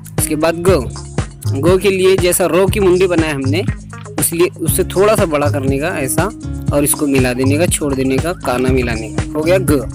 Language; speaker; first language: Hindi; native; Hindi